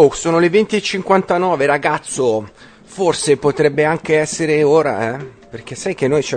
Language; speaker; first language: Italian; native; Italian